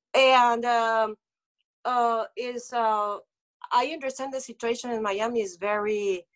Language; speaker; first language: English; non-native, local second language; Spanish